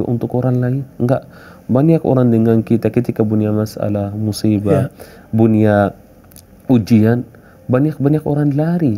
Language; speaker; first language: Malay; non-native, fluent; Arabic